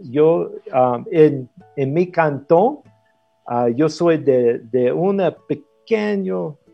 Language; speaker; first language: Spanish; non-native, fluent; English